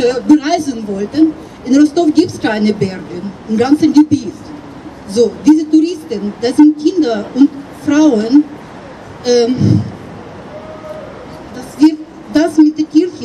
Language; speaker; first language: German; non-native, fluent; Russian